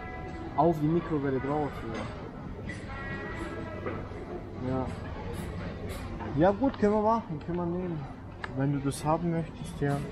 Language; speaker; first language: German; native; German